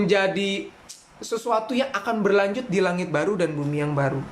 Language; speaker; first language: Indonesian; native; Indonesian